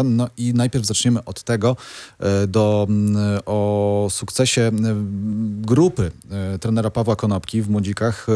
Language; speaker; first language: Polish; native; Polish